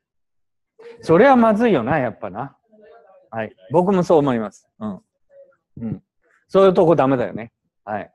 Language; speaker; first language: Japanese; native; Japanese